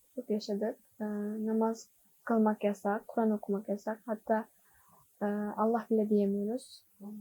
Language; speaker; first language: Turkish; non-native, learner; Chinese